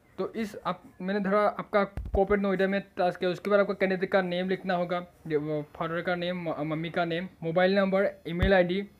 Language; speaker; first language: Hindi; non-native, local second language; Assamese